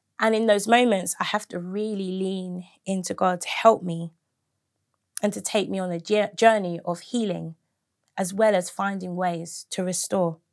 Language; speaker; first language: English; native; English